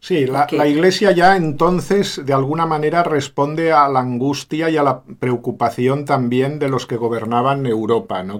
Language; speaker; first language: Spanish; native; Spanish